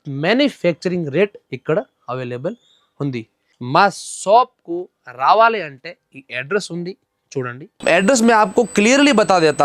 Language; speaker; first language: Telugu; non-native, local second language; Hindi